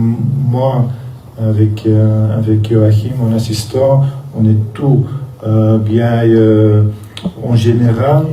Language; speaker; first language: French; non-native, local second language; Dutch